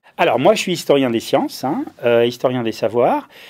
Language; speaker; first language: French; native; French